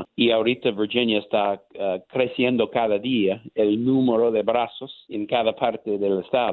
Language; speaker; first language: Spanish; non-native, learner; English